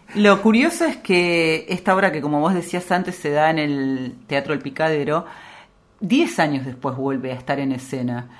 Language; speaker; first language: Spanish; native; Spanish